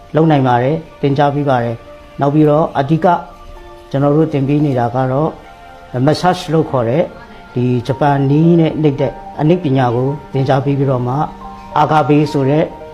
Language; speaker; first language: Burmese; non-native, local second language; Kachin